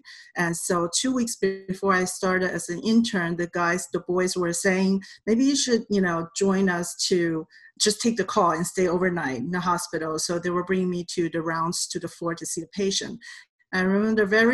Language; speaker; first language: English; non-native, fluent; Chinese